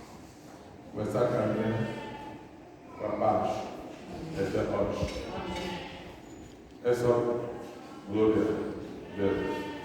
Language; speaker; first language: Portuguese; non-native, learner; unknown